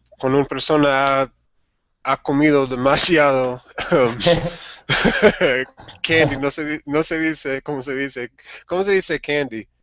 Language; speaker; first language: Spanish; non-native, learner; English